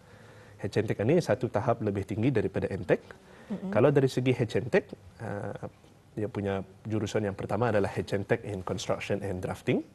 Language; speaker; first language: Malay; native; Malay